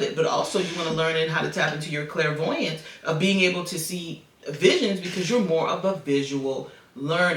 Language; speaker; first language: English; native; English